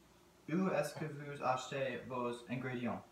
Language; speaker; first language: French; non-native, learner; English